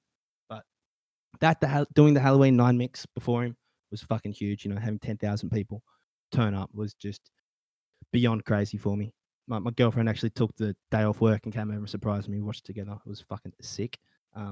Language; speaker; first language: English; native; English